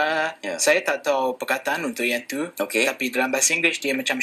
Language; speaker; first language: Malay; non-native, fluent; English